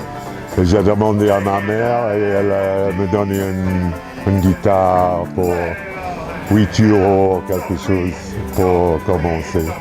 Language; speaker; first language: French; non-native, fluent; English